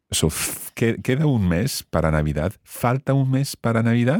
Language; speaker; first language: Spanish; non-native, fluent; English